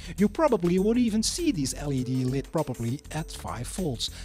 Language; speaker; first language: English; non-native, fluent; Dutch